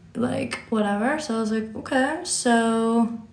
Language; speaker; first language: English; native; English